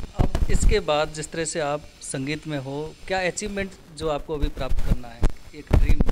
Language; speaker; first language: Hindi; native; Hindi